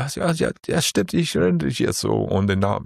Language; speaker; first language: German; non-native, learner; English